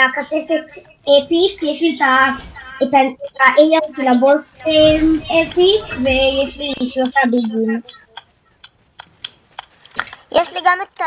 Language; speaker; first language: Hebrew; native; Hebrew